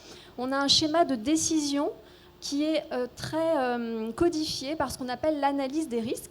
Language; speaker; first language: French; native; French